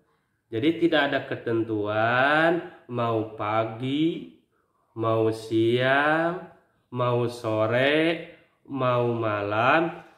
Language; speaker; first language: Indonesian; native; Indonesian